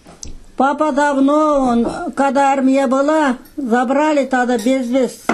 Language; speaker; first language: Russian; non-native, local second language; Kazakh